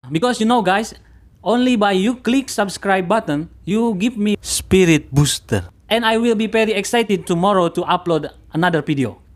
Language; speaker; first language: English; non-native, learner; Indonesian